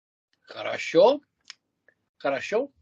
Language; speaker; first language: Russian; non-native, fluent; English